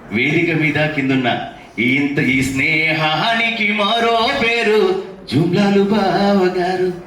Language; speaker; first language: Telugu; non-native, local second language; Lambadi